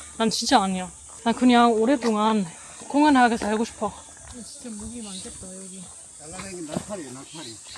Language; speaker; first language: Korean; non-native, fluent; German